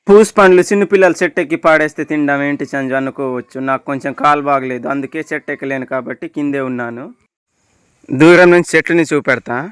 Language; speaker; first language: Telugu; non-native, local second language; Koya